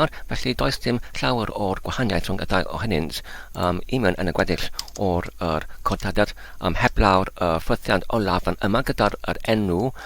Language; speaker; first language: Welsh; non-native, learner; English